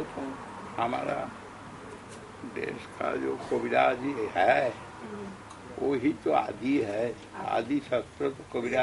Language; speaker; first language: Hindi; non-native, local second language; Bangla